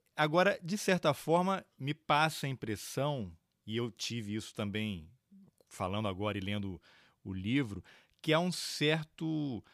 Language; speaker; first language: Portuguese; native; Portuguese